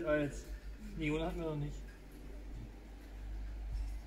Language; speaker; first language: German; native; German